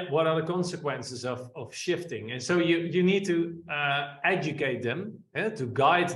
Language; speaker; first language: English; non-native, fluent; Dutch